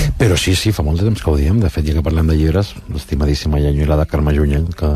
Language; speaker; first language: Catalan; non-native, local second language; Spanish